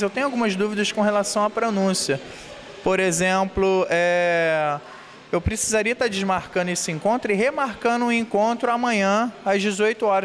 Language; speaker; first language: Portuguese; native; Portuguese